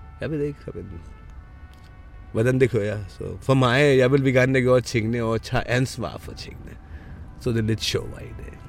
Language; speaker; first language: Danish; non-native, fluent; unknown